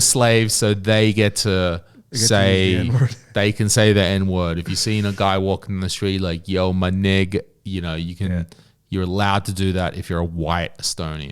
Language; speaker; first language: English; native; English